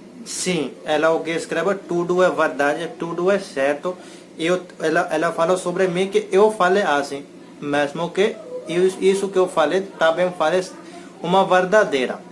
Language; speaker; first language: Portuguese; non-native, learner; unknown